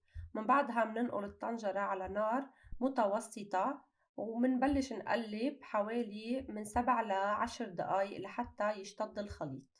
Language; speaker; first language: Arabic; native; Arabic